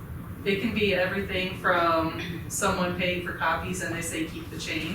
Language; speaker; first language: English; native; English